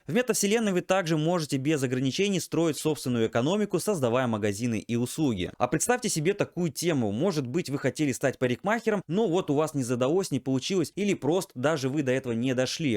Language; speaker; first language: Russian; native; Russian